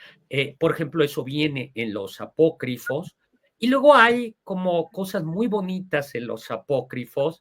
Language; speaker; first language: Spanish; native; Spanish